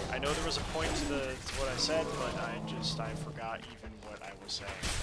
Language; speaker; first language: English; native; English